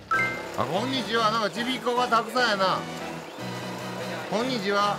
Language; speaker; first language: Japanese; native; Japanese